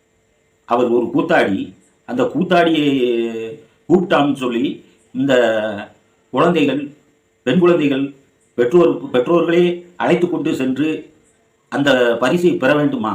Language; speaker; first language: Tamil; native; Tamil